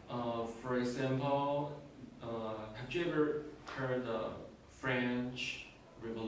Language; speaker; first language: English; non-native, learner; Chinese